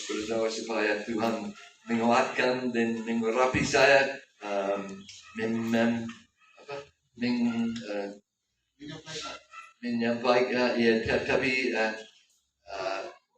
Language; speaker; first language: Indonesian; non-native, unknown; English